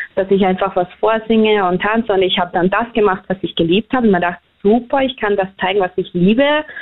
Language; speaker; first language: German; early bilingual, other home language; Hungarian